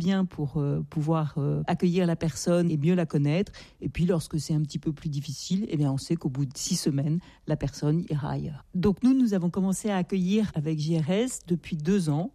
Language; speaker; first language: French; native; French